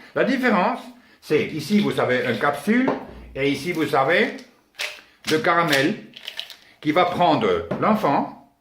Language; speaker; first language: French; non-native, learner; Spanish